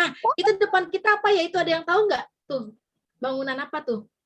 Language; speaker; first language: Indonesian; native; Indonesian